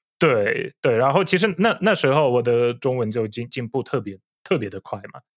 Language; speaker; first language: Chinese; non-native, fluent; Polish